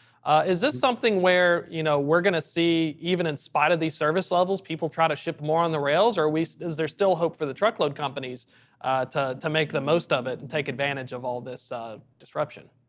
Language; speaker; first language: English; native; English